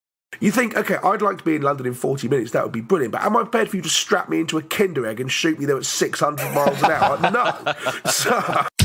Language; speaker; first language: English; native; English